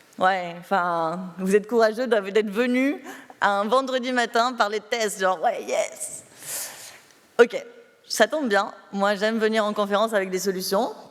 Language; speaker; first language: French; non-native, fluent; Spanish